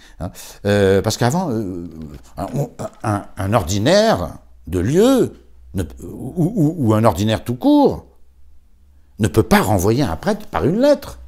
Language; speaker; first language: French; native; French